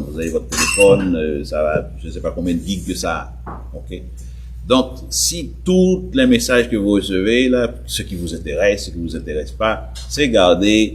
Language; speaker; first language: French; native; French